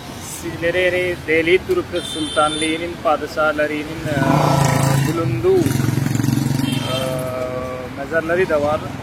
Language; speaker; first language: Turkish; non-native, fluent; Hindi